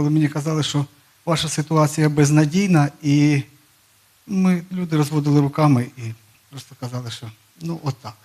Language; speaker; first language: Ukrainian; non-native, local second language; Russian